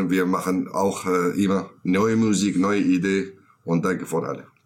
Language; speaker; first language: German; non-native, learner; Kurdish